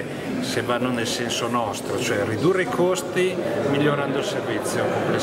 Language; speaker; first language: Italian; native; Italian